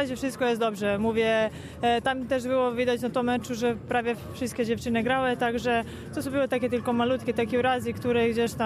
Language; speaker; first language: Polish; non-native, fluent; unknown